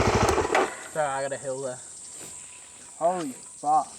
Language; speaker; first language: English; native; English